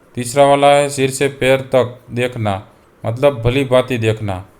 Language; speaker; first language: Hindi; non-native, local second language; Gujarati